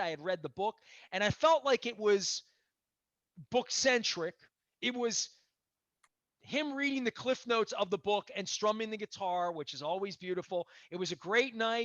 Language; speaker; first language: English; native; English